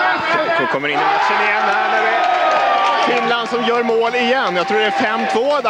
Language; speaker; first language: Swedish; native; Swedish